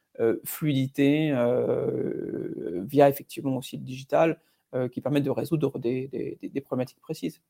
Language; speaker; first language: French; native; French